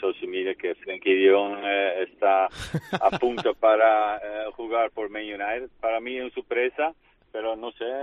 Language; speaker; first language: Spanish; non-native, fluent; Dutch